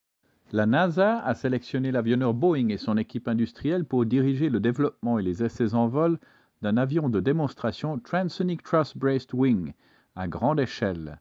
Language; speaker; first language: French; native; French